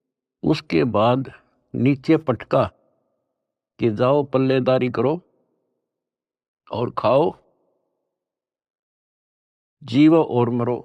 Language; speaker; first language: Hindi; native; Hindi